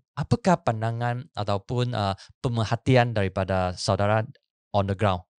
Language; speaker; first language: Malay; non-native, local second language; Chinese